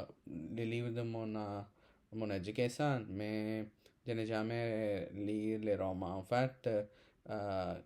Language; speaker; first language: French; non-native, learner; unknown